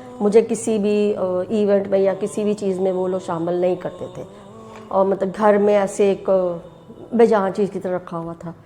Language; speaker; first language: Urdu; native; Urdu